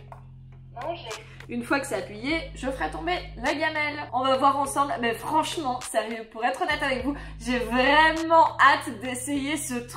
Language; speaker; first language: French; native; French